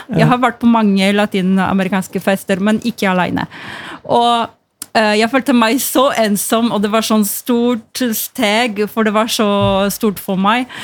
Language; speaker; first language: Norwegian; non-native, fluent; Polish